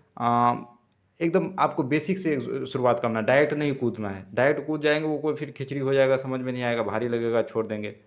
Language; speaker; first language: Hindi; native; Hindi